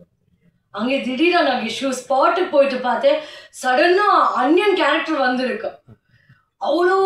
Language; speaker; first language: Tamil; non-native, learner; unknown